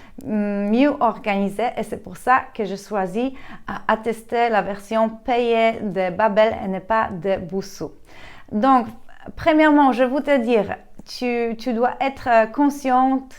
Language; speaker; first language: French; non-native, fluent; Polish